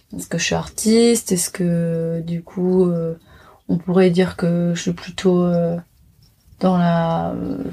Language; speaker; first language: French; native; French